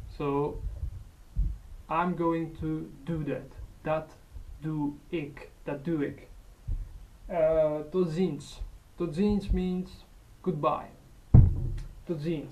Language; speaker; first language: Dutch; non-native, learner; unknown